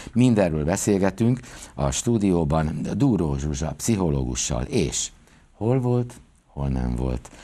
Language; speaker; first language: Hungarian; native; Hungarian